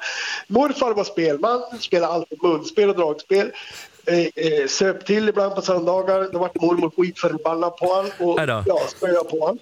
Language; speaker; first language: Swedish; native; Swedish